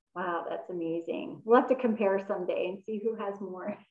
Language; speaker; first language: English; native; English